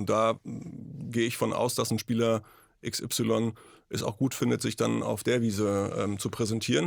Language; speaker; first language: German; native; German